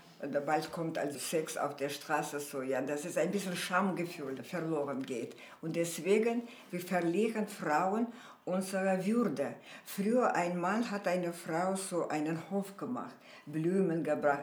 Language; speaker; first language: German; non-native, fluent; Armenian